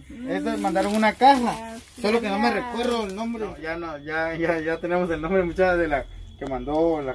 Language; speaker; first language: Spanish; native; Spanish